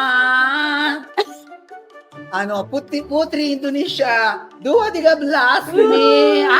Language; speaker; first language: Indonesian; non-native, learner; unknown